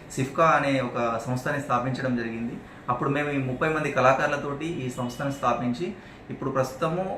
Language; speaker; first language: Telugu; native; Telugu